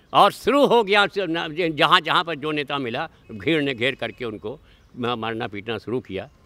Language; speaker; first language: Hindi; native; Hindi